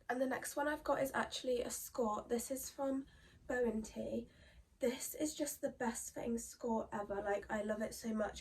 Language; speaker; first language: English; native; English